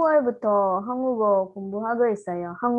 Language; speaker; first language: Korean; non-native, learner; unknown